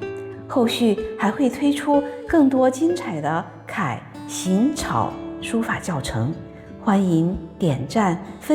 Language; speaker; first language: Chinese; native; Chinese